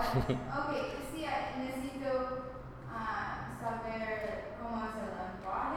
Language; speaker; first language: Spanish; non-native, learner; English